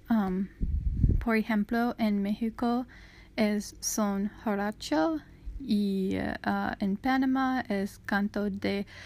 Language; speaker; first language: Spanish; non-native, learner; English